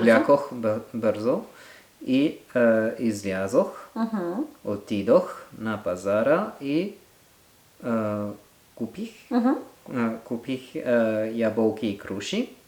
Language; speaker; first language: Bulgarian; non-native, learner; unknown